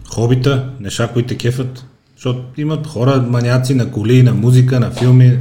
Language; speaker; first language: Bulgarian; native; Bulgarian